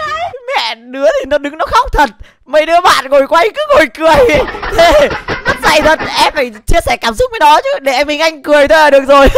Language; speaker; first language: Vietnamese; native; Vietnamese